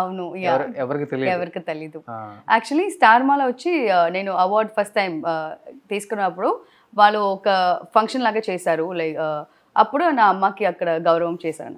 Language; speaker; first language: Telugu; non-native, learner; Tamil